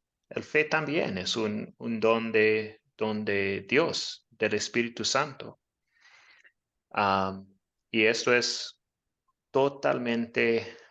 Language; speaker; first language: Spanish; non-native, fluent; English